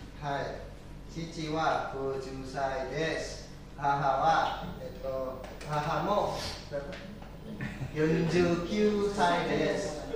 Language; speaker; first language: Japanese; non-native, learner; Indonesian